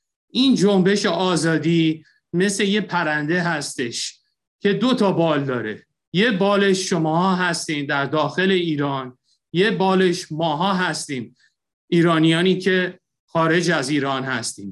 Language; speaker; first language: Persian; early bilingual, heritage; Persian